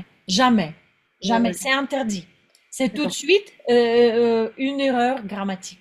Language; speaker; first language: French; non-native, fluent; Russian